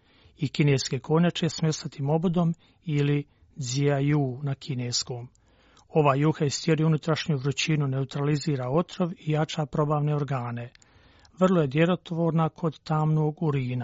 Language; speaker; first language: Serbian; non-native, fluent; Chinese